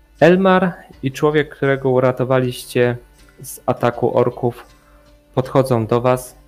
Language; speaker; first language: Polish; native; Polish